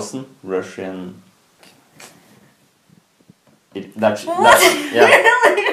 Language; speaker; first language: English; non-native, fluent; Norwegian